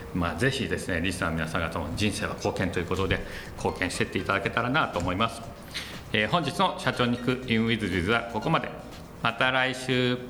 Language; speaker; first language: Japanese; native; Japanese